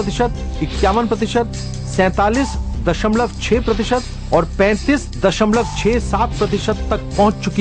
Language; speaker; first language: Hindi; native; Hindi